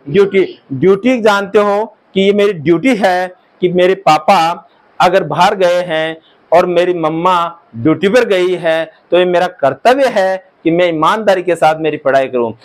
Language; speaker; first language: Hindi; native; Hindi